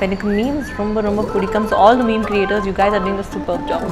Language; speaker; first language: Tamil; non-native, learner; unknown